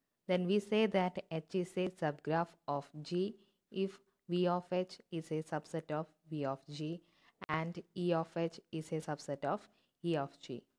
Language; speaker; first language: English; non-native, local second language; Malayalam